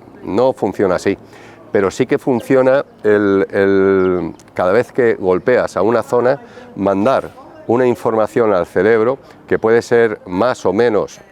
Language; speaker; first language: Spanish; native; Spanish